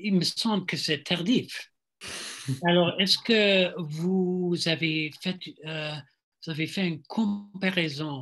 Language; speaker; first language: French; non-native, fluent; English